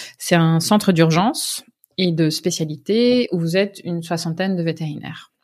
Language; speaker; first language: French; native; French